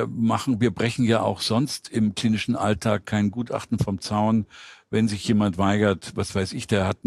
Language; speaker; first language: German; native; German